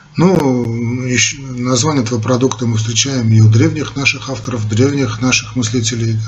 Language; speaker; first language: Russian; non-native, local second language; Armenian